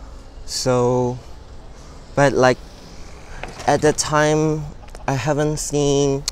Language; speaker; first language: English; non-native, learner; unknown